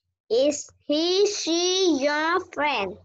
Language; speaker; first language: English; non-native, learner; Vietnamese